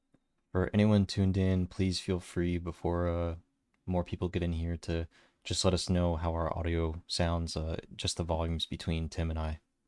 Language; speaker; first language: English; native; English